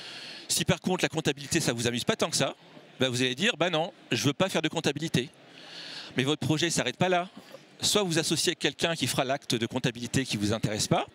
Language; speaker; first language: French; native; French